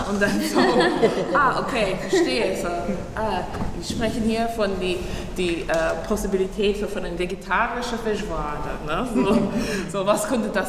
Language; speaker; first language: German; non-native, fluent; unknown